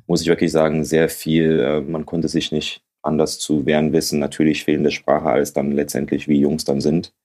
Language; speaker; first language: German; early bilingual, other home language; Akan